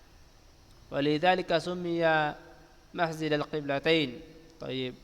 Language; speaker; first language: Arabic; non-native, fluent; Indonesian